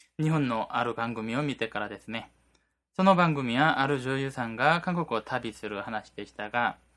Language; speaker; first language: Japanese; non-native, fluent; Korean